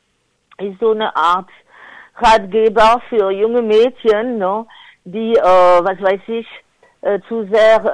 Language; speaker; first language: German; non-native, fluent; French